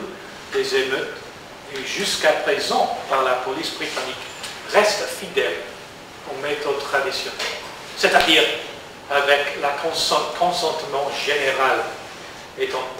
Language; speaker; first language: French; non-native, learner; English